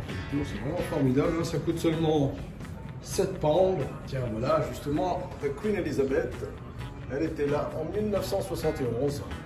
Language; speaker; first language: French; native; French